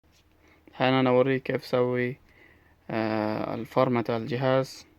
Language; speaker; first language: Arabic; non-native, learner; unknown